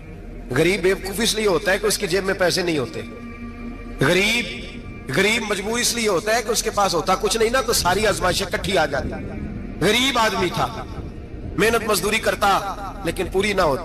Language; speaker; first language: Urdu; non-native, local second language; Punjabi